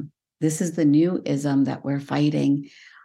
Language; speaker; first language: English; early bilingual, other home language; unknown